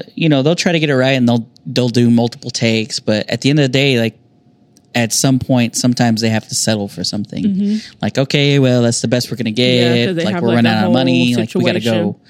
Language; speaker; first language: English; native; English